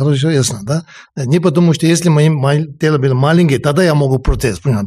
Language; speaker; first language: Russian; non-native, learner; Tibetan